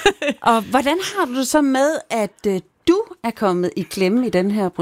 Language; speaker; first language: Danish; native; Danish